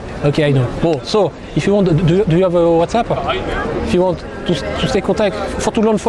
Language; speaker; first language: English; non-native, learner; French